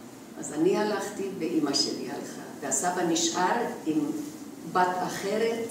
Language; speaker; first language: Hebrew; non-native, fluent; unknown